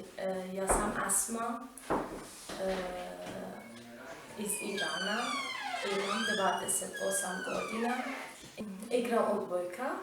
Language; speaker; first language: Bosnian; non-native, learner; Persian